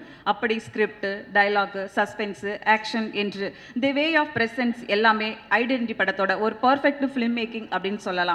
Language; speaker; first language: Tamil; native; Tamil